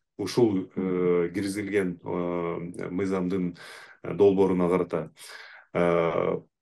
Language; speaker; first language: Kyrgyz; native; Kyrgyz